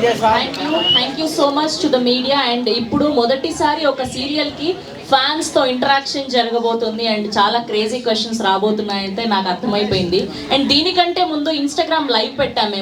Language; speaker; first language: Telugu; native; Telugu